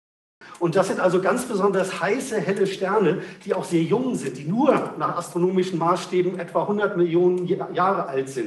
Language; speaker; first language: German; native; German